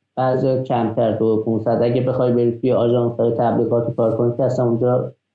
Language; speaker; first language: Persian; non-native, local second language; Azerbaijani